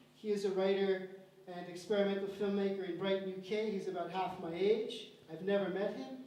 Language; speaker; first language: English; early bilingual, other home language; Czech